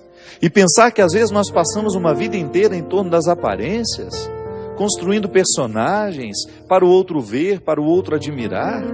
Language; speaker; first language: Portuguese; native; Portuguese